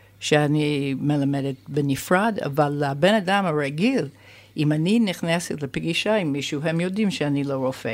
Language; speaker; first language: Hebrew; non-native, fluent; English